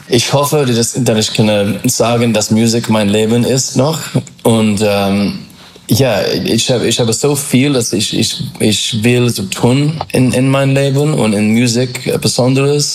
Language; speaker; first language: German; non-native, learner; English